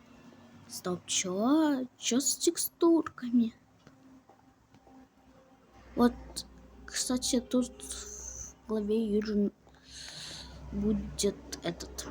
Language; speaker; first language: Russian; native; Russian